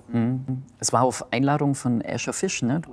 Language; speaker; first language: German; native; German